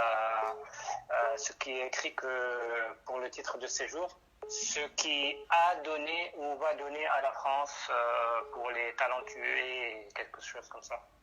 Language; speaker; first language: French; non-native, local second language; Arabic